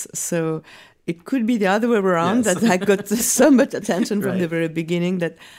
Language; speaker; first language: English; non-native, fluent; French